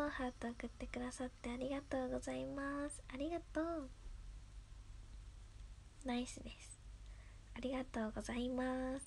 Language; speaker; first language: Japanese; native; Japanese